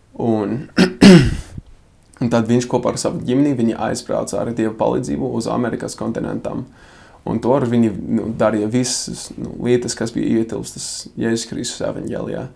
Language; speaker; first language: Latvian; non-native, fluent; English